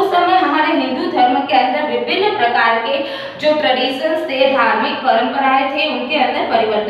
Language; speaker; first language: Hindi; native; Hindi